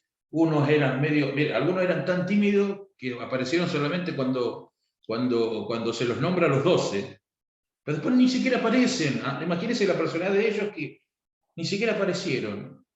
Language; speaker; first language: Spanish; native; Spanish